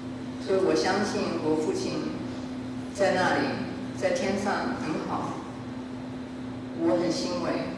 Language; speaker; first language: Chinese; early bilingual, heritage; Chinese